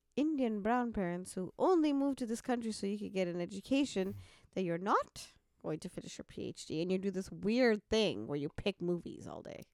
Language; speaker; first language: English; early bilingual, other home language; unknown